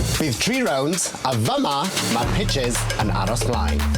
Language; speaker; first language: Welsh; native; Welsh